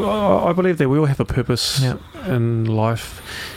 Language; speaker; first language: English; native; English